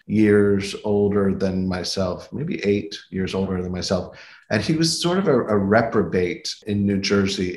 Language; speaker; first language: English; native; English